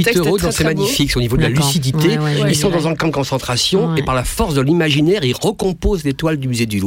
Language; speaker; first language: French; native; French